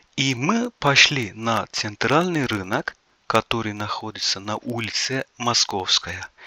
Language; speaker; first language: Russian; non-native, fluent; Turkish